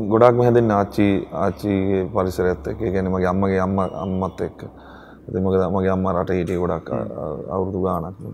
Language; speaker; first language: Sinhala; native; Sinhala